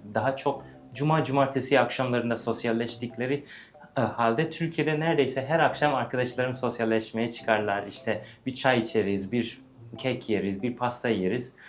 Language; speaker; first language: Turkish; early bilingual, heritage; English